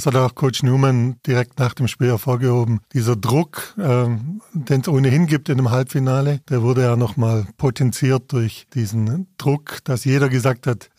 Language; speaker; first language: German; native; German